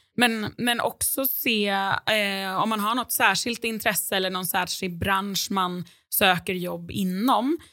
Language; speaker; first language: Swedish; native; Swedish